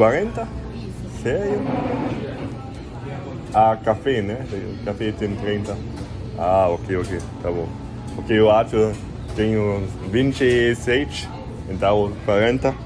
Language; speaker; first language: Portuguese; non-native, learner; German